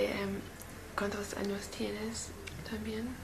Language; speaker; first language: Spanish; non-native, learner; English